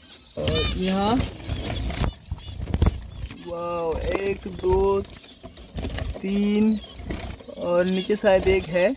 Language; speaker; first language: Hindi; non-native, local second language; Bangla